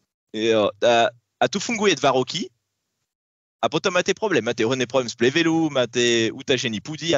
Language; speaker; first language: Czech; non-native, learner; French